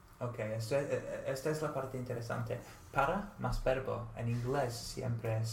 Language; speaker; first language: Spanish; non-native, fluent; English